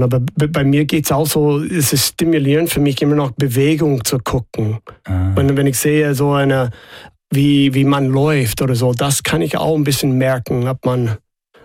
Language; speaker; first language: German; non-native, fluent; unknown